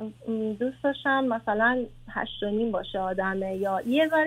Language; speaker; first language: Persian; native; Persian